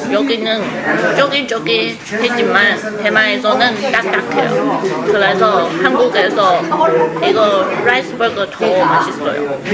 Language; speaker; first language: Korean; non-native, learner; Chinese